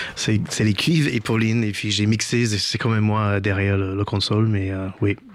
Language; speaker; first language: French; non-native, fluent; English